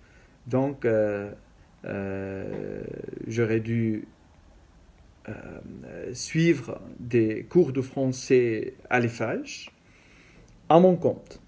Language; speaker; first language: French; non-native, learner; Arabic